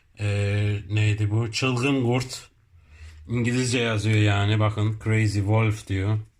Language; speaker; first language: Turkish; early bilingual, heritage; Turkish